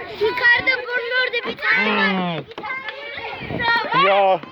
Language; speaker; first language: Turkish; native; Turkish